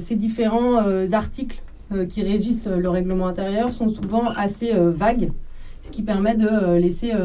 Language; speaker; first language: French; native; French